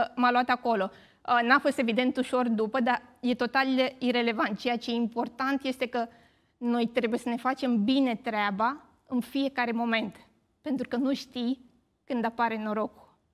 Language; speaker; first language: Romanian; native; Romanian